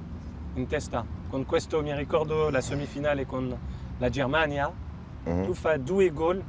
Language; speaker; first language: Italian; non-native, fluent; French